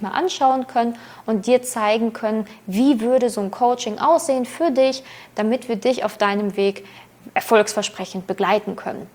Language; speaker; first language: German; native; German